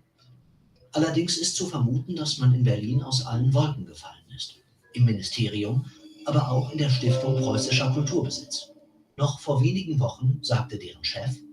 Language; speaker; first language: German; native; German